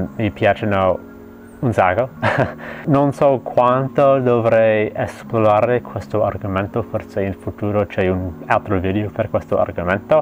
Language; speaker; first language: Italian; non-native, fluent; English